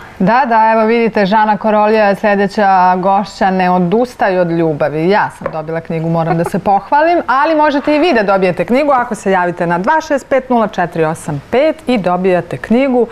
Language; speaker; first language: Serbian; native; Serbian